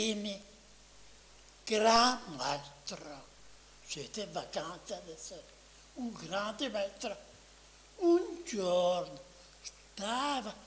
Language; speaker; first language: Italian; non-native, fluent; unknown